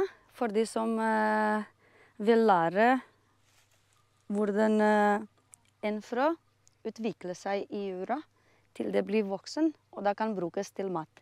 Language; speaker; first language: Norwegian; non-native, fluent; Romanian